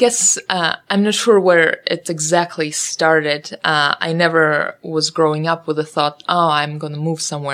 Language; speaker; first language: English; non-native, fluent; Russian